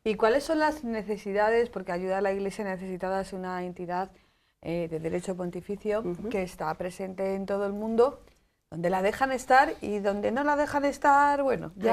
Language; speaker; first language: Spanish; native; Spanish